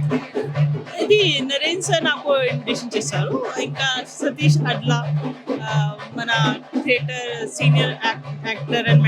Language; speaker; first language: Telugu; non-native, local second language; Hindi